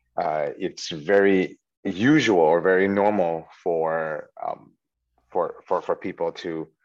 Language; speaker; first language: English; early bilingual, other home language; Chinese